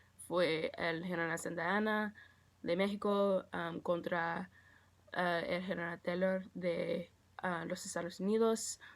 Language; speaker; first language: Spanish; non-native, learner; English